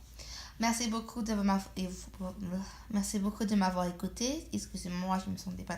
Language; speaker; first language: French; non-native, fluent; English